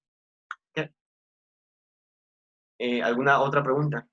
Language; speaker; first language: Spanish; native; Spanish